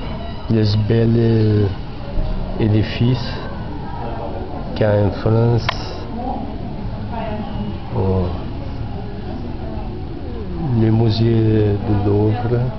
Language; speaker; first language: French; non-native, learner; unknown